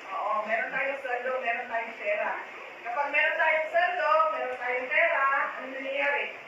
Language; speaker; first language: Filipino; non-native, local second language; Bikol